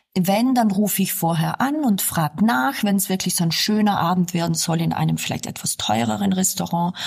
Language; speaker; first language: German; native; German